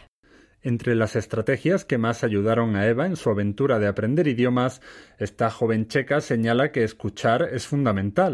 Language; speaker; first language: Spanish; native; Spanish